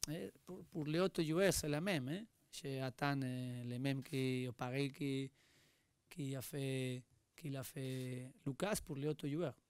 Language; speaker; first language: French; non-native, learner; Spanish